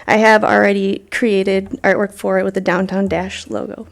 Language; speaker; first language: English; native; English